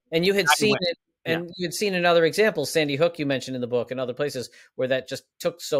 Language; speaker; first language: English; native; English